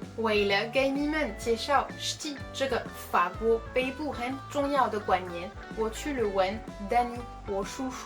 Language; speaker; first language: Chinese; non-native, fluent; French